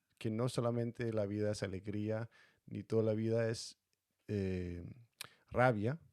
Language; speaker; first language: Spanish; non-native, fluent; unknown